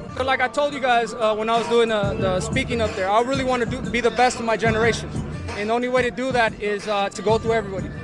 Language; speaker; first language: English; early bilingual, other home language; Spanish